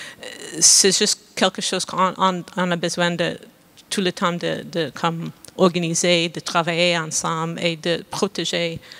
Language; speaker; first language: French; non-native, fluent; English